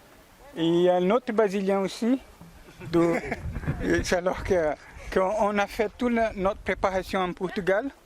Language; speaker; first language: French; non-native, learner; Portuguese